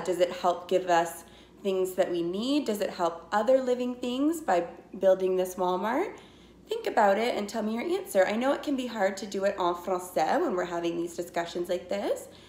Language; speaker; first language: English; native; English